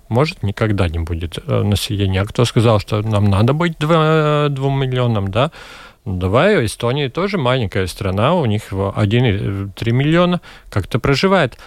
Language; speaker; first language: Russian; non-native, local second language; Latvian